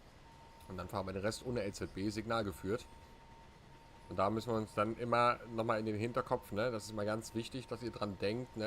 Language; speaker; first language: German; native; German